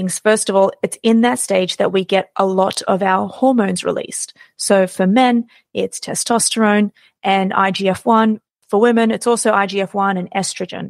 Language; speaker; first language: English; native; English